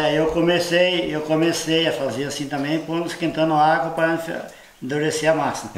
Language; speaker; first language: Portuguese; native; Portuguese